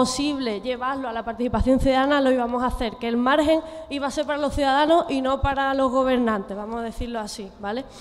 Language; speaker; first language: Spanish; native; Spanish